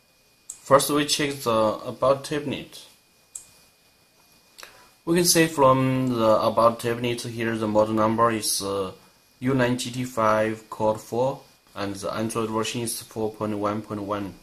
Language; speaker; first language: English; non-native, learner; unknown